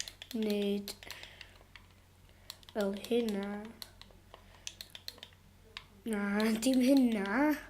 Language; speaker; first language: Welsh; non-native, local second language; English